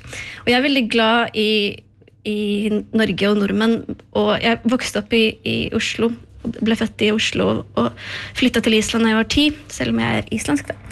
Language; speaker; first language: Norwegian; early bilingual, other home language; Icelandic